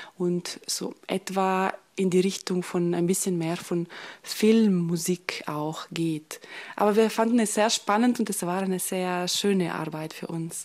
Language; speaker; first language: German; non-native, local second language; Ladin